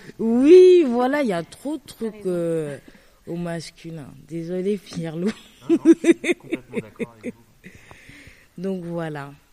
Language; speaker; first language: French; native; French